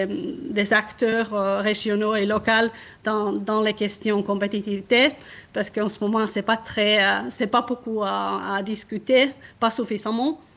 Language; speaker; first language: French; non-native, fluent; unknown